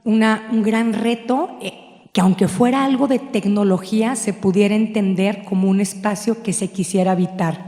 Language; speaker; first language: Spanish; native; Spanish